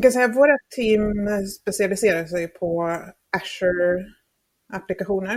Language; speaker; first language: Swedish; non-native, fluent; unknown